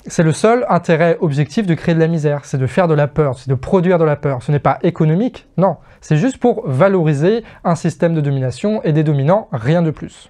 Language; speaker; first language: French; native; French